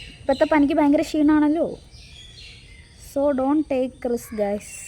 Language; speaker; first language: Malayalam; native; Malayalam